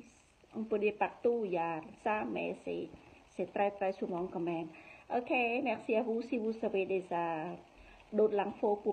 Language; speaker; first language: French; non-native, learner; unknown